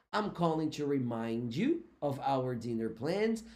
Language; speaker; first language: English; non-native, fluent; Portuguese